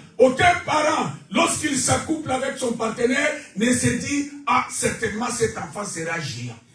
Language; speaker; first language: French; non-native, local second language; Lingala